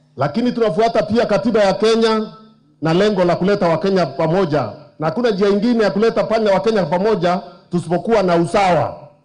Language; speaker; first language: Swahili; non-native, local second language; Meru